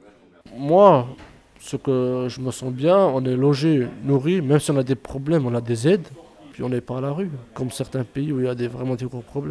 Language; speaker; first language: French; early bilingual, other home language; Bosnian